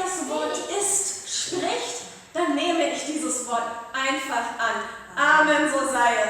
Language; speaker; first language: German; native; German